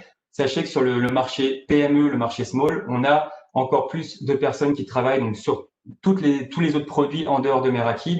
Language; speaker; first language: French; native; French